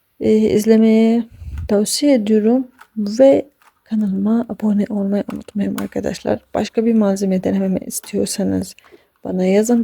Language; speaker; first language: Turkish; non-native, fluent; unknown